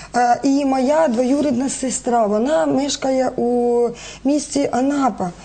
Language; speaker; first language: Ukrainian; non-native, local second language; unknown